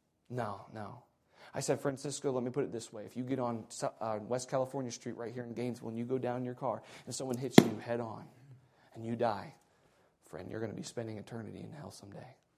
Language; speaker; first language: English; native; English